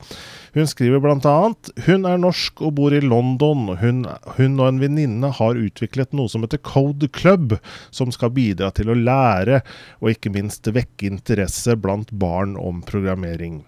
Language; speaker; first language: Norwegian; native; Norwegian